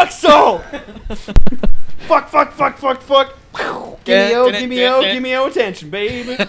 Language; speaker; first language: English; native; English